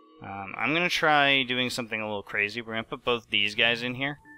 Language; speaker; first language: English; native; English